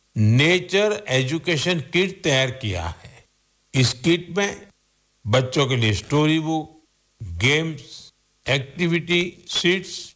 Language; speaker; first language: Hindi; non-native, local second language; Gujarati